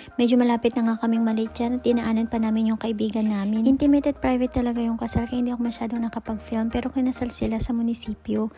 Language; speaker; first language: Filipino; native; Filipino